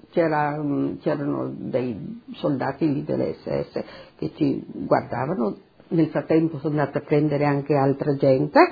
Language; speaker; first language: Italian; non-native, local second language; Slovenian